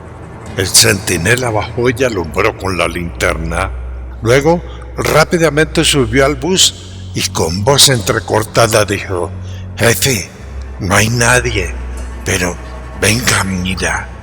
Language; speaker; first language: Spanish; native; Spanish